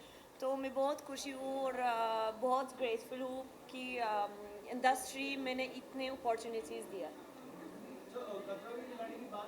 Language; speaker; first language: Hindi; non-native, learner; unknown